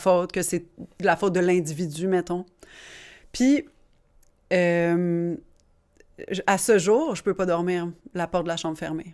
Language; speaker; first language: French; native; French